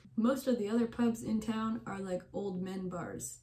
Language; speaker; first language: English; native; English